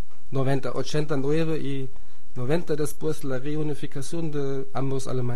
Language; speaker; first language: Spanish; non-native, fluent; German